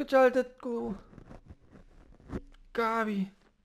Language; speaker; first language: Korean; non-native, learner; German